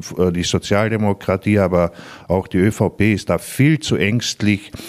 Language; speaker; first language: German; non-native, local second language; Slovenian